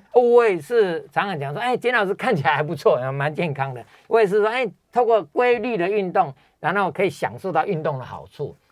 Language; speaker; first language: Chinese; native; Chinese